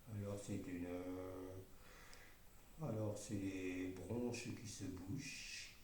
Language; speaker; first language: French; native; French